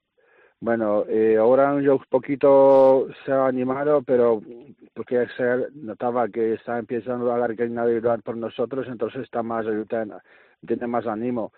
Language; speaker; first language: Spanish; non-native, learner; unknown